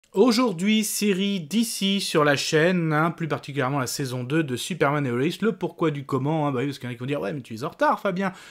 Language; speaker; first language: French; native; French